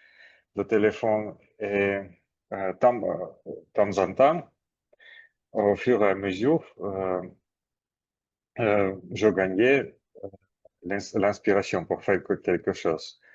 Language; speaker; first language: French; non-native, learner; Armenian